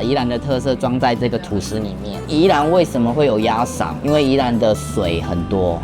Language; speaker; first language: Chinese; native; Chinese